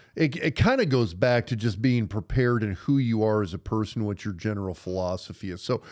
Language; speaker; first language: English; native; English